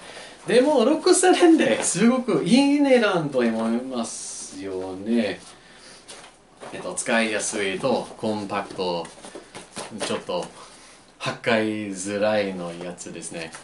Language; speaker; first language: Japanese; non-native, learner; English